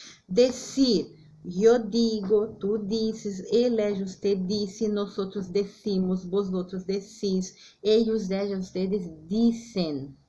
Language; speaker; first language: Spanish; non-native, fluent; Portuguese